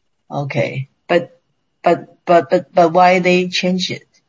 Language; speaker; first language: English; non-native, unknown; Chinese